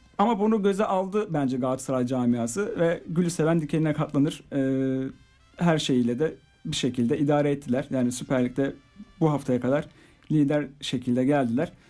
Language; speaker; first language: Turkish; native; Turkish